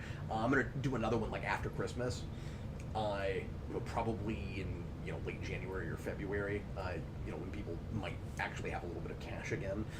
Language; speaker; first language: English; native; English